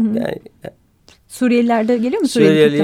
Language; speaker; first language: Turkish; native; Turkish